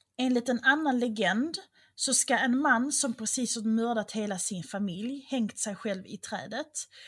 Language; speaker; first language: Swedish; native; Swedish